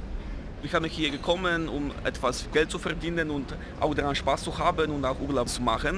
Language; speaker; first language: German; non-native, fluent; Polish